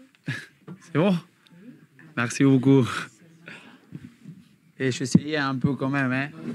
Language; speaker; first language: French; non-native, learner; Spanish